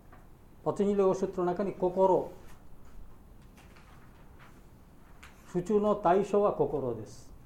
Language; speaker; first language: Japanese; non-native, learner; Bangla